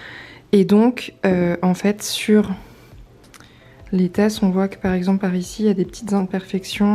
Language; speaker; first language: French; native; French